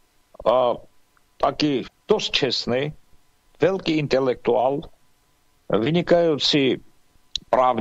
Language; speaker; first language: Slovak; non-native, fluent; Armenian